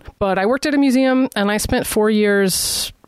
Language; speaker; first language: English; native; English